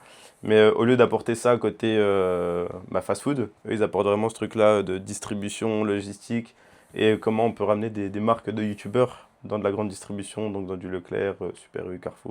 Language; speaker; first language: French; native; French